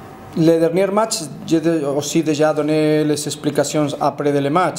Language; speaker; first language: French; non-native, fluent; Spanish